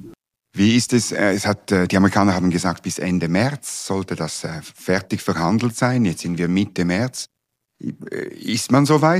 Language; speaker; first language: German; native; German